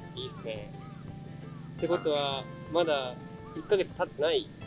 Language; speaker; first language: Japanese; native; Japanese